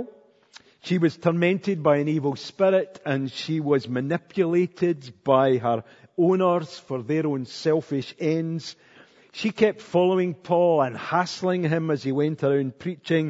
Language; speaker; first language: English; native; English